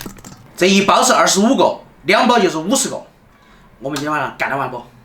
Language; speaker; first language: Chinese; native; Chinese